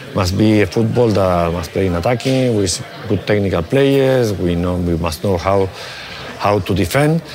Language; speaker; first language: English; non-native, fluent; Spanish